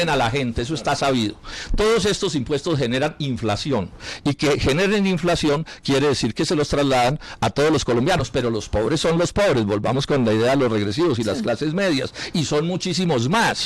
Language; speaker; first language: Spanish; native; Spanish